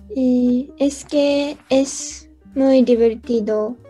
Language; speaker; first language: Spanish; non-native, learner; Japanese